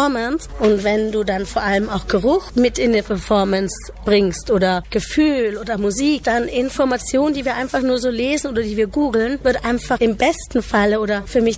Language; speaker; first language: German; native; German